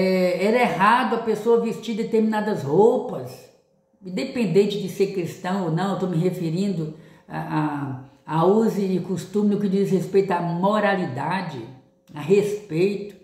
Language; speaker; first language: Portuguese; native; Portuguese